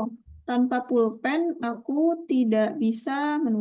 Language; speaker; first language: Indonesian; non-native, learner; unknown